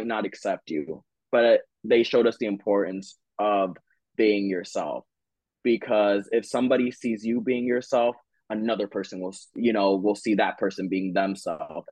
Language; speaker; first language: English; native; English